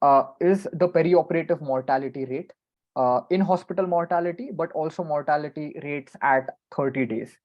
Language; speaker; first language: English; non-native, local second language; Marathi